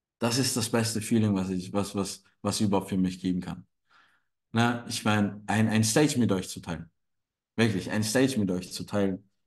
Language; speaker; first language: German; non-native, fluent; Turkish